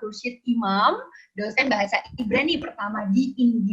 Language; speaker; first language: Indonesian; native; Indonesian